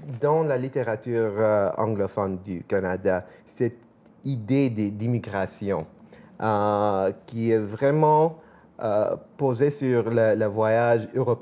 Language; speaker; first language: French; non-native, fluent; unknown